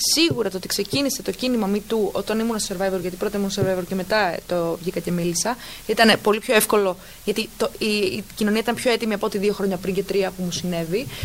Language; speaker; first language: Greek; early bilingual, heritage; Greek